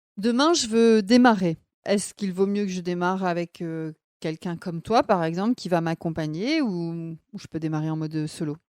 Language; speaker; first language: French; native; French